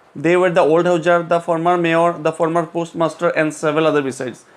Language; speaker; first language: English; non-native, local second language; Assamese